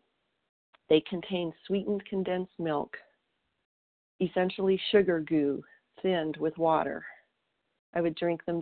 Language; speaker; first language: English; native; English